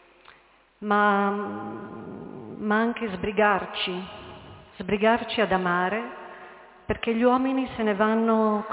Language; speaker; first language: Italian; native; Italian